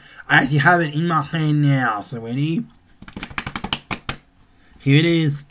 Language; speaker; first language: English; native; English